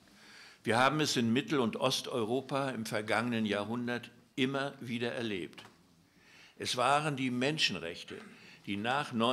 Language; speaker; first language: German; native; German